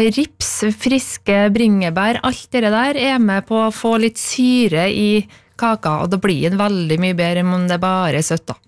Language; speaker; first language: Norwegian; native; Norwegian